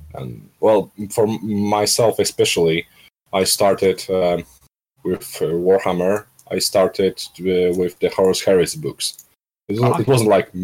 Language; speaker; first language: English; non-native, fluent; Polish